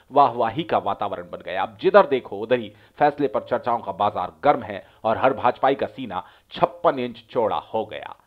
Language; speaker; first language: Hindi; native; Hindi